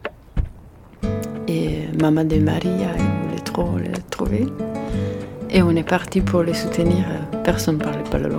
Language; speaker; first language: French; non-native, fluent; Serbian